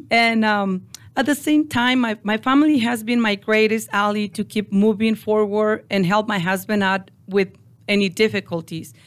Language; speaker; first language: English; non-native, fluent; Spanish